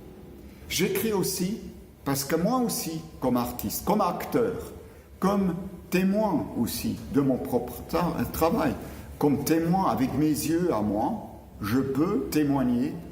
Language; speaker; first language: French; non-native, local second language; German